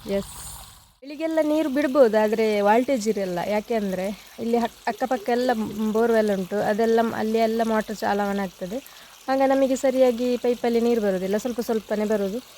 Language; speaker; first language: Kannada; non-native, local second language; Tulu